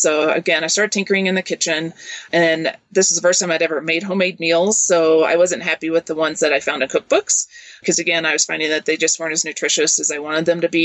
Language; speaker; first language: English; native; English